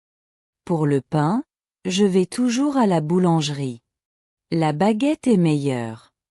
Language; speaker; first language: French; non-native, local second language; Arabic